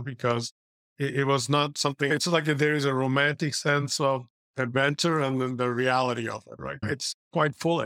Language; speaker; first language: English; non-native, local second language; Bangla